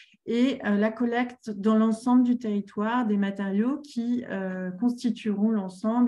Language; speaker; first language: French; native; French